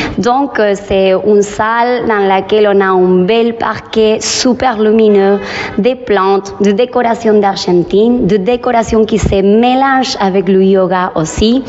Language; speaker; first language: French; non-native, fluent; Spanish